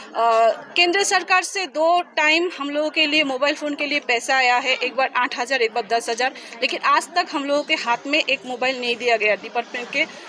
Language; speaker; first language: Hindi; non-native, local second language; Bangla